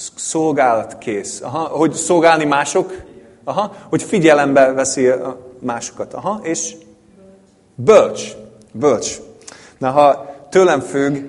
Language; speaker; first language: Hungarian; non-native, fluent; English